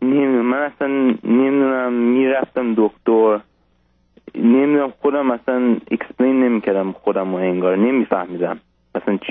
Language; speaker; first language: Persian; early bilingual, heritage; Persian